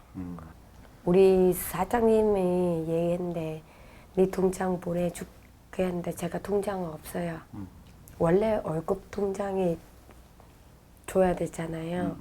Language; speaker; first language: Korean; non-native, learner; Vietnamese